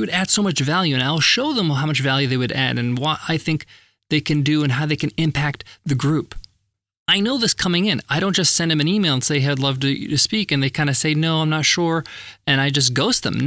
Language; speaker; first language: English; native; English